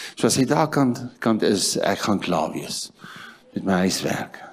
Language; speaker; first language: Afrikaans; native; Afrikaans